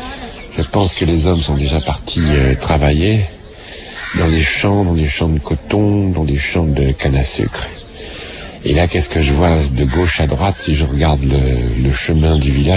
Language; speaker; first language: French; native; French